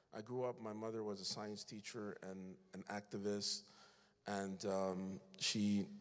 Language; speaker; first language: English; native; English